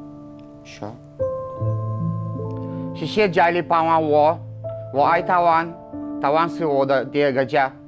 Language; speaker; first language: Chinese; non-native, learner; Russian